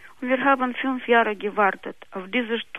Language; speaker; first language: German; non-native, local second language; Russian